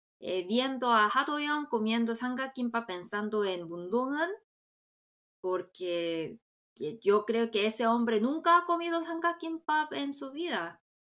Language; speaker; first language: Spanish; non-native, fluent; Korean